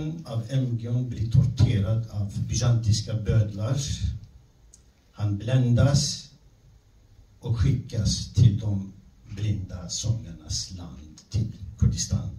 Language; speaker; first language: Swedish; non-native, fluent; Kurdish